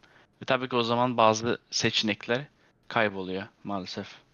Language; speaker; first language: Turkish; early bilingual, heritage; Turkish